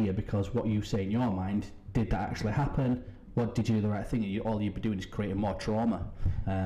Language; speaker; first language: English; native; English